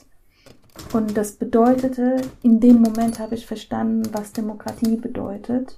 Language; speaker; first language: German; early bilingual, other home language; Persian